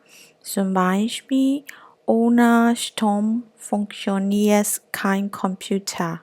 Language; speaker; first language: German; non-native, learner; Burmese